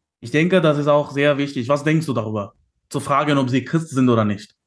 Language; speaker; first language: German; non-native, fluent; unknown